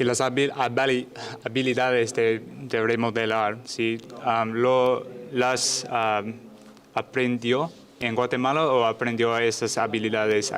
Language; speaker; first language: Spanish; non-native, learner; English